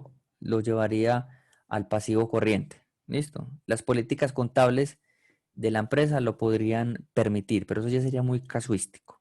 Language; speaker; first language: Spanish; native; Spanish